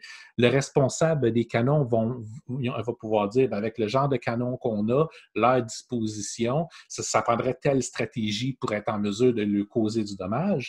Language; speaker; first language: French; native; French